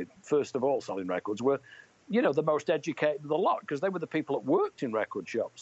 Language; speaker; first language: English; native; English